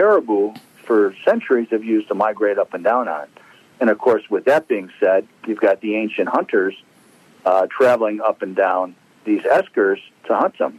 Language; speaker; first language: English; native; English